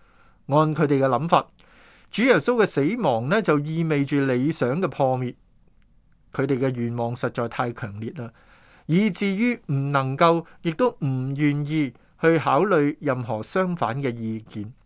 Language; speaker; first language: Chinese; non-native, local second language; Cantonese